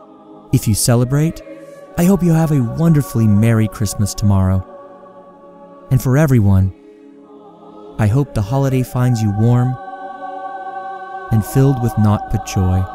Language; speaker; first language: English; native; English